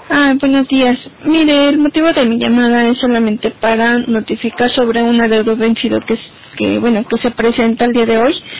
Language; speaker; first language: Spanish; native; Spanish